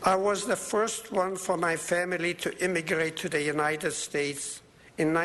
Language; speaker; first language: English; non-native, fluent; Polish